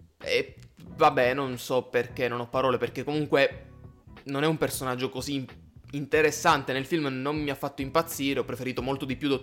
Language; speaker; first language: Italian; native; Italian